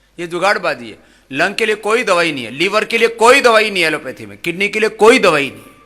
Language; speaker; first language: Hindi; native; Hindi